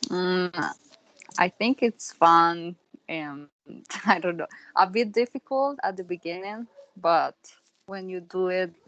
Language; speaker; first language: English; non-native, learner; Spanish